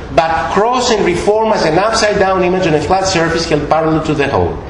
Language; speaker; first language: English; non-native, fluent; Greek